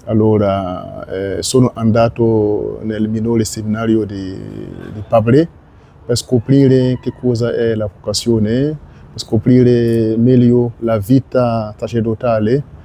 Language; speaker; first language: Italian; non-native, learner; French